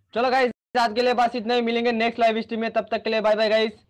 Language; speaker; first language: Hindi; non-native, local second language; Bangla